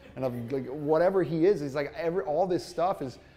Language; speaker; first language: English; native; English